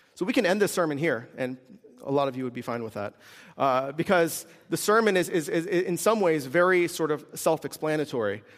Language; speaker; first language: English; early bilingual, other home language; Korean